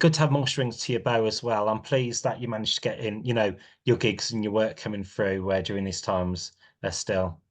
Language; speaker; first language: English; native; English